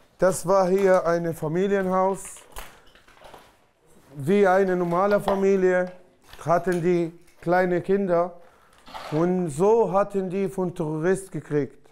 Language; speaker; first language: German; non-native, learner; Arabic